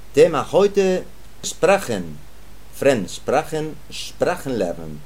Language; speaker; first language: German; non-native, learner; Spanish